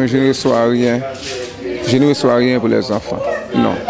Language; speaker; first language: French; non-native, learner; Haitian Creole